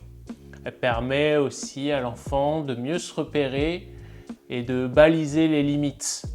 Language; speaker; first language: French; native; French